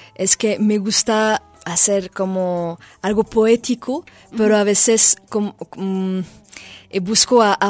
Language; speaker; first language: Spanish; non-native, fluent; French